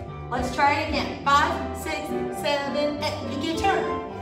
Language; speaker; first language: English; native; English